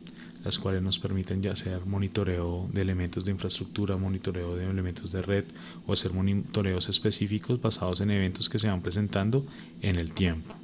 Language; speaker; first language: Spanish; native; Spanish